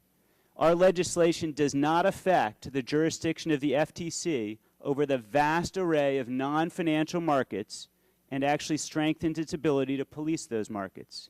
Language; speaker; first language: English; native; English